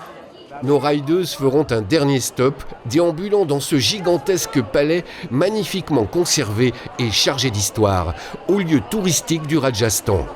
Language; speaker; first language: French; native; French